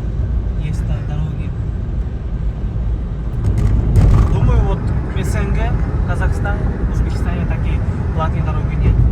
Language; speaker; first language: Russian; non-native, learner; Uzbek